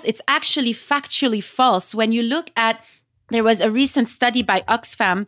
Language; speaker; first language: English; early bilingual, other home language; Arabic